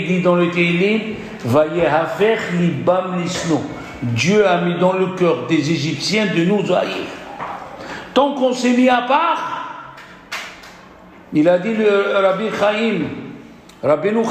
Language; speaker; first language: French; native; French